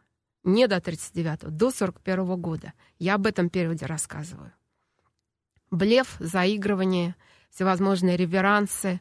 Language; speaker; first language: Russian; native; Russian